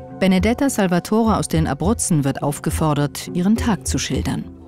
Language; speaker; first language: German; native; German